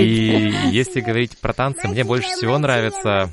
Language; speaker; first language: Russian; native; Russian